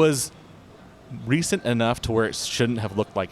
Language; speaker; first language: English; native; English